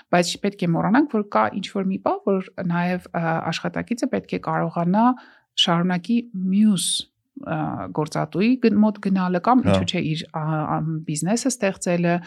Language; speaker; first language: Armenian; native; Armenian